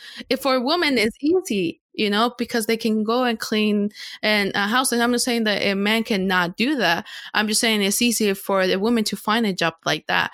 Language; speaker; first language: English; non-native, fluent; Spanish